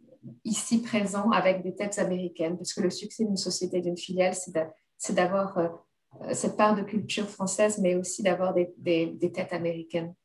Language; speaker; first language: French; native; French